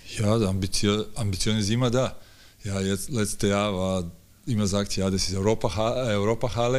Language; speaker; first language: German; non-native, learner; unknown